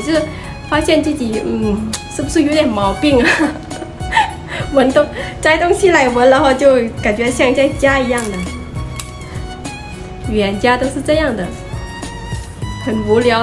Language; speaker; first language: Chinese; non-native, fluent; Lao